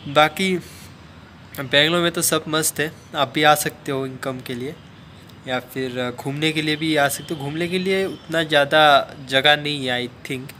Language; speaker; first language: Hindi; non-native, local second language; Assamese